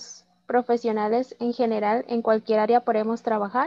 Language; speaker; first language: English; non-native, fluent; Spanish